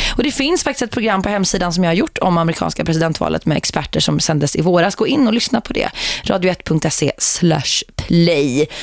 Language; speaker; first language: Swedish; native; Swedish